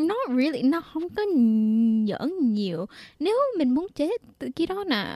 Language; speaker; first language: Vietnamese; early bilingual, heritage; Vietnamese